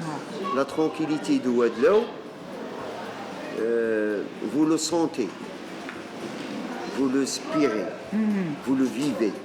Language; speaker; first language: French; non-native, local second language; Arabic